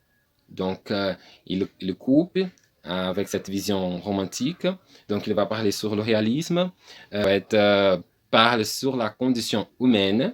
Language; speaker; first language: French; non-native, learner; Portuguese